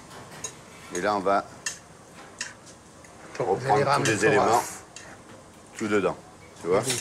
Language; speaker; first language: French; native; French